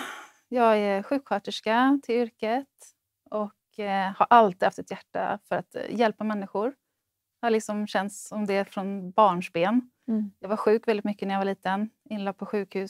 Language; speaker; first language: Swedish; native; Swedish